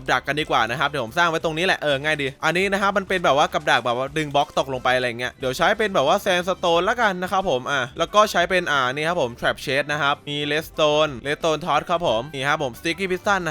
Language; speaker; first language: Thai; native; Thai